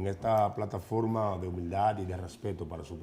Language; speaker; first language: Spanish; native; Spanish